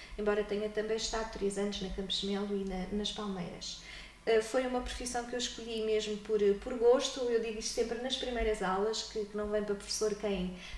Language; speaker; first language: Portuguese; native; Portuguese